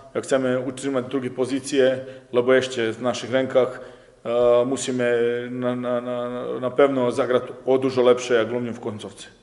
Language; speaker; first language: Polish; non-native, fluent; Serbian